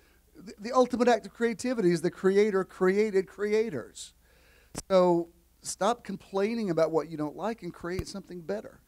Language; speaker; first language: English; native; English